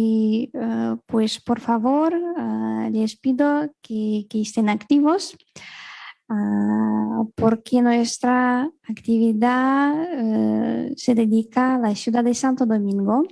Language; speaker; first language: Spanish; non-native, fluent; Russian